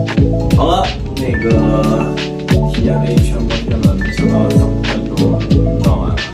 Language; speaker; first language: Chinese; native; Chinese